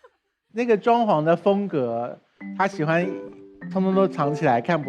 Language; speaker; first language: Chinese; native; Chinese